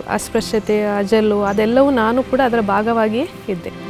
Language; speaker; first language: Kannada; native; Kannada